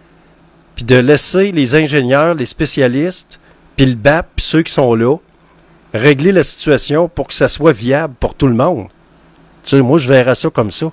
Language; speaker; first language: French; native; French